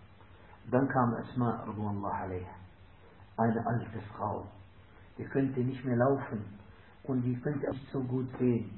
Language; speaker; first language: German; non-native, fluent; Arabic